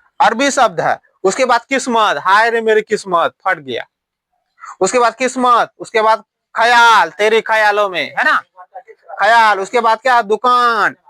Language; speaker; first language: Hindi; native; Hindi